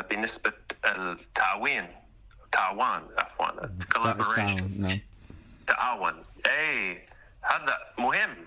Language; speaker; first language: Arabic; non-native, learner; English